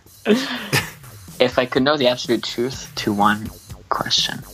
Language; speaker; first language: English; non-native, fluent; French